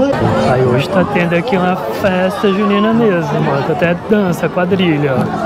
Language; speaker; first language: Portuguese; native; Portuguese